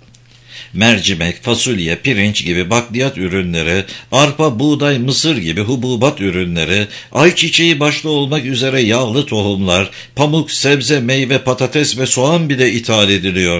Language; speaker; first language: Turkish; native; Turkish